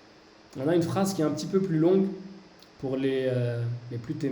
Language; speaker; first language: French; native; French